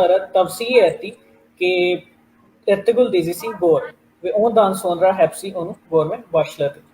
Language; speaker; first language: Turkish; non-native, learner; Urdu